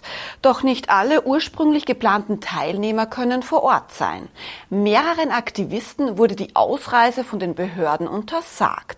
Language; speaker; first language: German; native; German